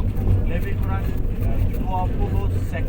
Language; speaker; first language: Indonesian; non-native, fluent; Turkish